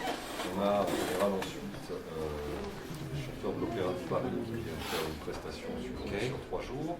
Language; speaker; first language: French; native; French